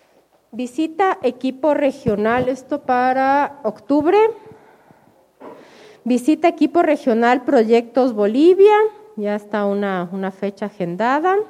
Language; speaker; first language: Spanish; native; Spanish